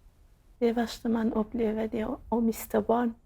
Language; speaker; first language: Norwegian; non-native, fluent; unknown